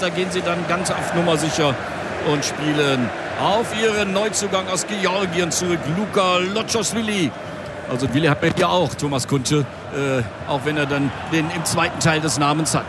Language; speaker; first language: German; native; German